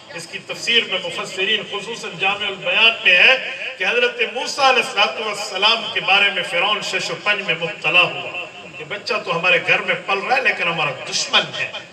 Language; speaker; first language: Urdu; non-native, local second language; Punjabi